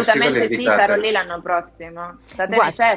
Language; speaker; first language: Italian; native; Italian